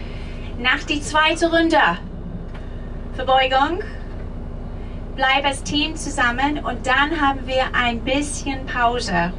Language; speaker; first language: German; non-native, fluent; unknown